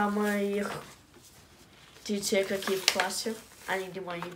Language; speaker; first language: Russian; early bilingual, heritage; English